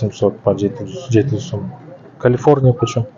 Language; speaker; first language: Russian; non-native, local second language; Kyrgyz